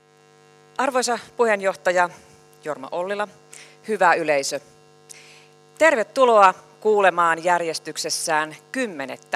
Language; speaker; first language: Finnish; native; Finnish